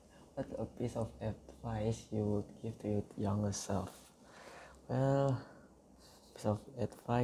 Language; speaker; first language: English; non-native, learner; Indonesian